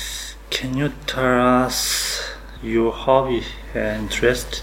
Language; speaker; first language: English; non-native, learner; Chinese